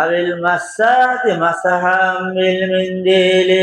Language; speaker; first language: Arabic; non-native, fluent; Bangla